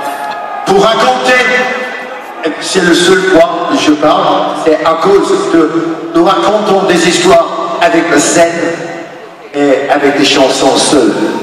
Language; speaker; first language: French; non-native, learner; English